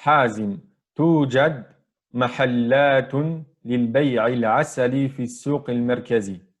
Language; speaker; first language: Arabic; non-native, fluent; French